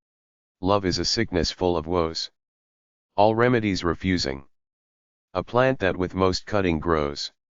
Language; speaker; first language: English; native; English